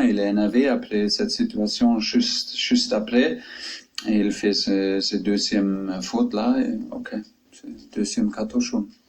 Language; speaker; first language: French; non-native, fluent; German